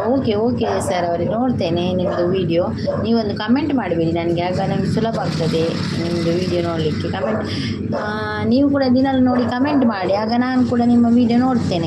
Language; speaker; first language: Kannada; non-native, local second language; Tulu